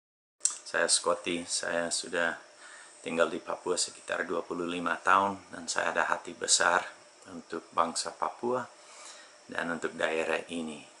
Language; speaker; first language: Indonesian; non-native, fluent; English